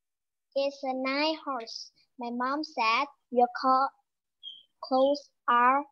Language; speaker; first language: English; non-native, learner; Japanese